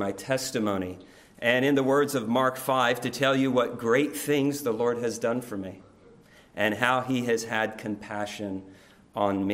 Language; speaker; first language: English; native; English